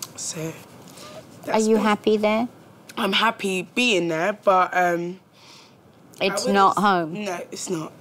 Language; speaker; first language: English; native; English